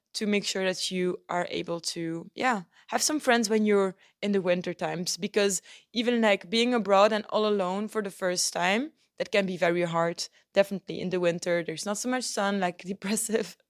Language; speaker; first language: English; non-native, fluent; Dutch